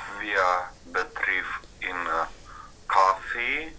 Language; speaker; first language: German; non-native, learner; Ukrainian